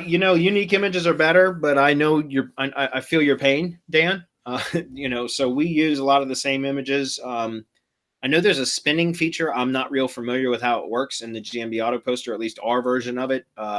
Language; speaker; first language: English; native; English